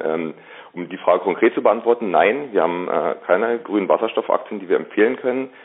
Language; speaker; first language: German; native; German